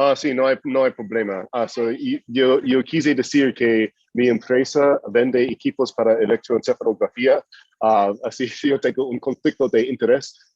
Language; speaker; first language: Spanish; non-native, fluent; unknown